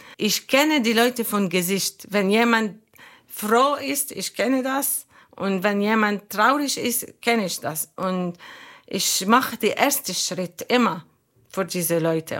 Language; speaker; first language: German; non-native, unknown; Arabic